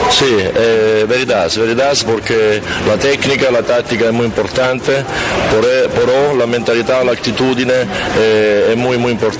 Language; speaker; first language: Spanish; non-native, learner; Italian